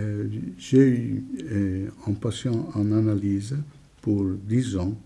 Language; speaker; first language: French; non-native, fluent; Italian